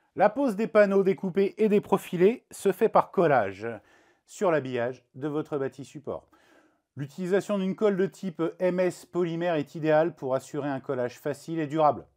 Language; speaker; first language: French; native; French